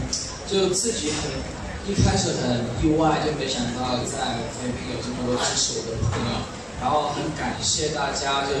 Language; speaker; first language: Chinese; native; Chinese